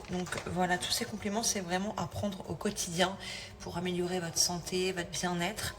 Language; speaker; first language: French; native; French